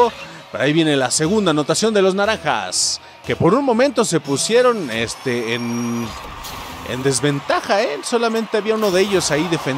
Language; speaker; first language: Spanish; native; Spanish